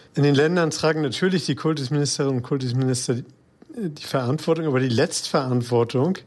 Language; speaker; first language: German; native; German